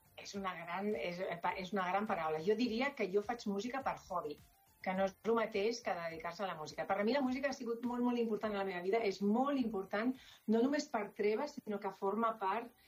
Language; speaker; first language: Catalan; non-native, local second language; Spanish